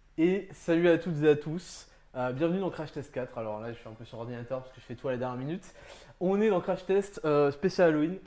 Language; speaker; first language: French; native; French